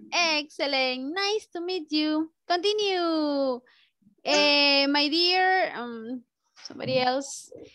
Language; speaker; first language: English; non-native, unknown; Spanish